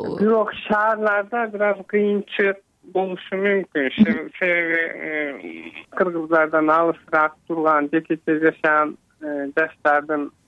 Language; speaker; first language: Kyrgyz; early bilingual, heritage; Kyrgyz